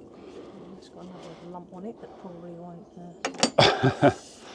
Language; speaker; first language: English; native; English